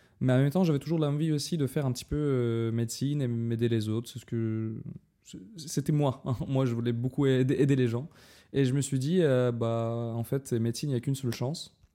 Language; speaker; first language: French; non-native, fluent; Russian